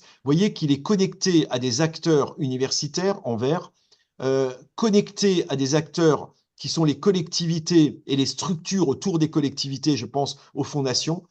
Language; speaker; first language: French; native; French